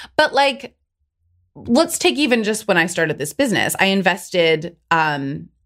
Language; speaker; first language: English; native; English